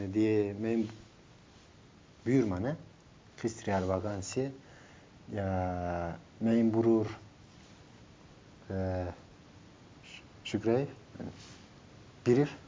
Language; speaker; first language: Dutch; non-native, learner; Turkish